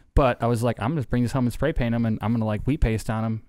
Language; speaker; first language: English; native; English